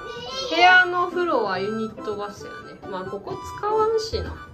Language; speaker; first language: Japanese; native; Japanese